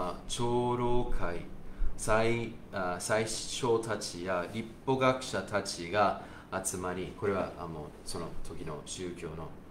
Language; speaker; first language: Japanese; non-native, fluent; English